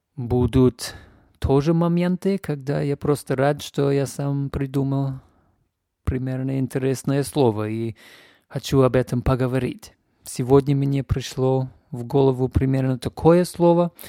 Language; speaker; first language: Russian; non-native, fluent; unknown